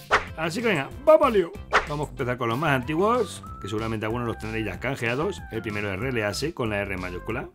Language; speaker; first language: Spanish; native; Spanish